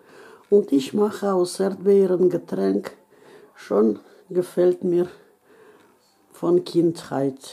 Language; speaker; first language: German; non-native, local second language; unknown